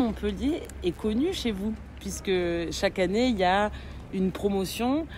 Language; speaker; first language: French; native; French